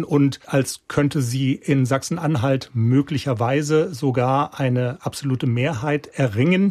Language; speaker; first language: German; native; German